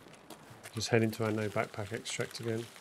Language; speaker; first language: English; native; English